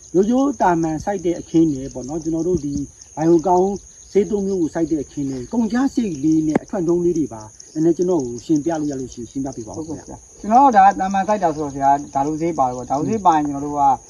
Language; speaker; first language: Burmese; native; Burmese